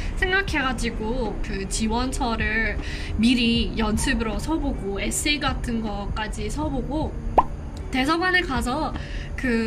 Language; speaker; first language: Korean; non-native, fluent; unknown